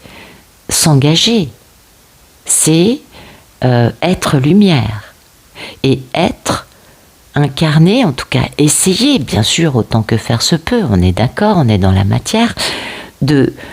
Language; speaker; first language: French; native; French